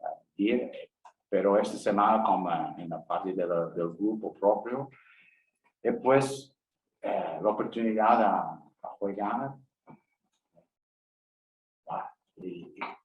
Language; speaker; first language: Spanish; non-native, learner; English